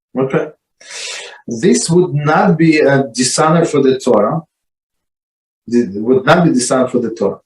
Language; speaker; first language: English; non-native, fluent; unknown